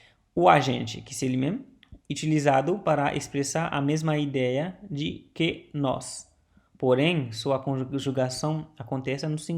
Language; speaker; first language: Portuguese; non-native, learner; Haitian Creole